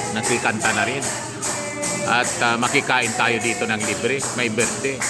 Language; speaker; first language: Filipino; non-native, local second language; Bikol